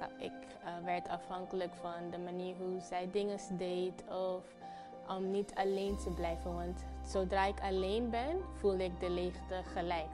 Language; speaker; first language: Dutch; non-native, local second language; Papiamento